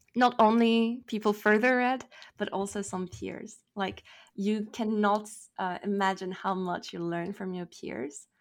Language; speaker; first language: English; non-native, fluent; French